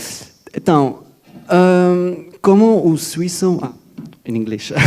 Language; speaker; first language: Portuguese; non-native, fluent; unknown